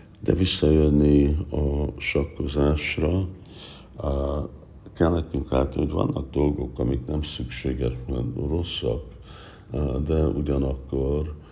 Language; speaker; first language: Hungarian; early bilingual, heritage; Hungarian